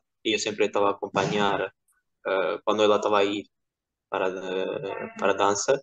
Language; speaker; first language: Portuguese; non-native, fluent; Georgian